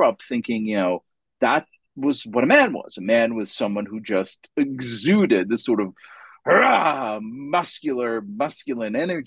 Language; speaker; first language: English; non-native, fluent; Hebrew